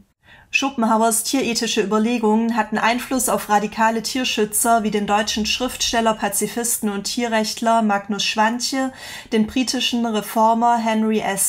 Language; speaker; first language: German; native; German